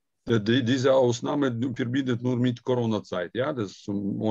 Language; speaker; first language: German; non-native, learner; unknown